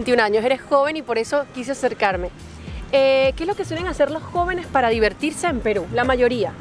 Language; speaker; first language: Spanish; native; Spanish